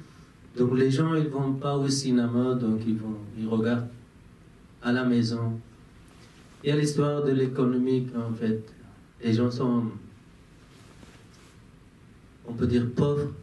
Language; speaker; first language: French; non-native, fluent; Persian